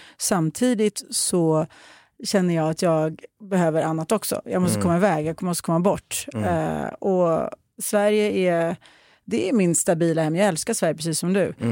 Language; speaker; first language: Swedish; early bilingual, other home language; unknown